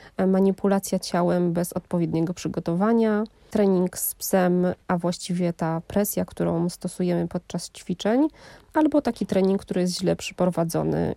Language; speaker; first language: Polish; native; Polish